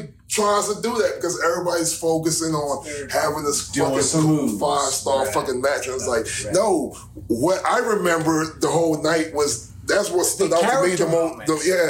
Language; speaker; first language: English; native; English